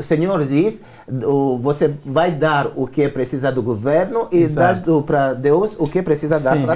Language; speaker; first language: Portuguese; non-native, learner; Romanian